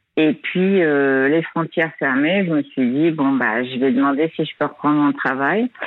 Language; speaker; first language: French; native; French